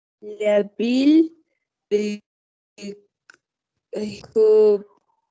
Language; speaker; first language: French; non-native, learner; Spanish